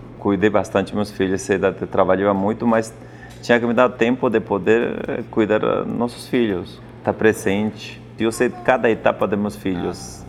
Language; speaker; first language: Portuguese; non-native, fluent; Spanish